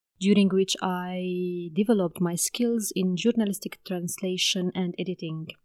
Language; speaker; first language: English; non-native, fluent; Arabic